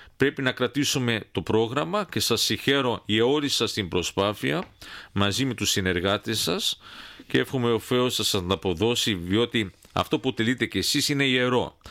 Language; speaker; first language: Greek; early bilingual, heritage; Greek